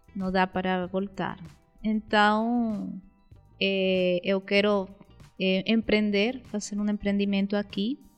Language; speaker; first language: Portuguese; non-native, fluent; Arabic